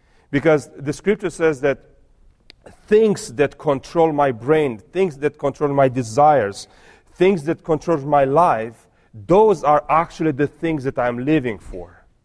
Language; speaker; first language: English; non-native, fluent; Romanian